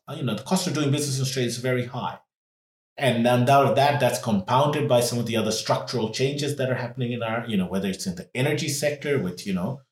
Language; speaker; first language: English; early bilingual, other home language; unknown